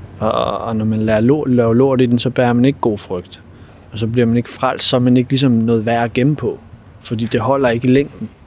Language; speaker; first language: Danish; early bilingual, other home language; Albanian